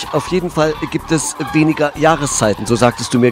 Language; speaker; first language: German; native; German